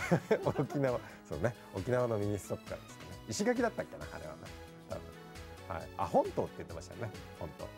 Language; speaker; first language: Japanese; native; Japanese